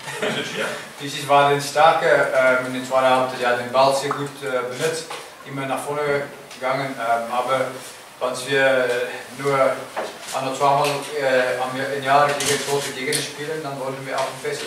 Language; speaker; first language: German; non-native, fluent; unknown